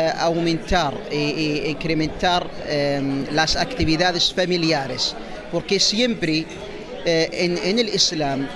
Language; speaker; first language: Spanish; non-native, fluent; Arabic